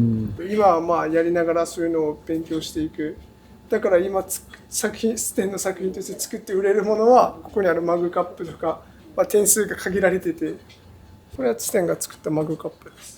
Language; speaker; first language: Japanese; native; Japanese